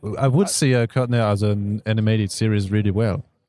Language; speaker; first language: English; non-native, fluent; French